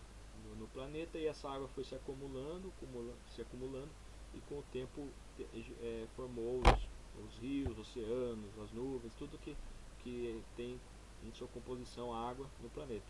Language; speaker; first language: Portuguese; native; Portuguese